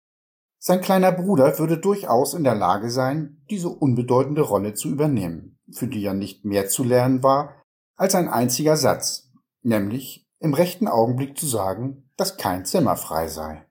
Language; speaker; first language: German; native; German